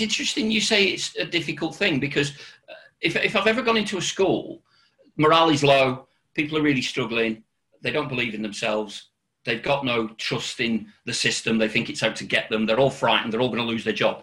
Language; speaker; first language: English; native; English